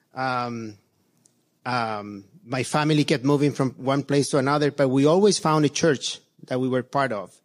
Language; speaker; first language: English; non-native, fluent; Spanish